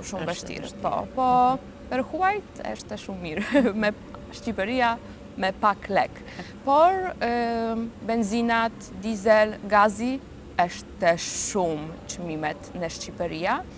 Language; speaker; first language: Albanian; non-native, learner; Polish